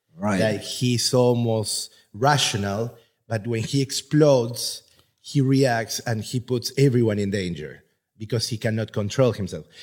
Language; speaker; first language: English; non-native, fluent; Spanish